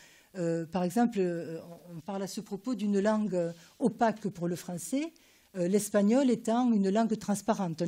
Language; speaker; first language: French; native; French